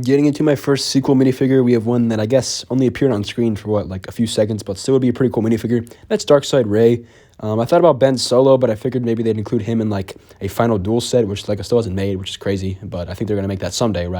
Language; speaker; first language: English; native; English